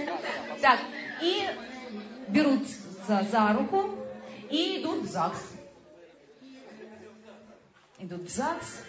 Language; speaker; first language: Russian; native; Russian